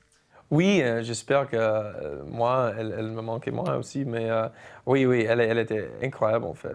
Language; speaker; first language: French; non-native, fluent; English